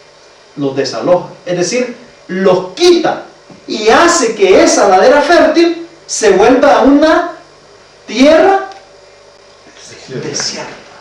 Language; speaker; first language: Spanish; native; Spanish